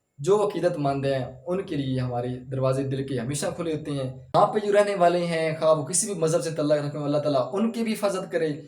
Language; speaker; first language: Urdu; non-native, local second language; Punjabi